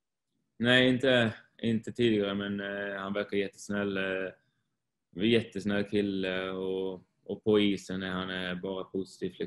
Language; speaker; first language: Swedish; non-native, fluent; Swiss German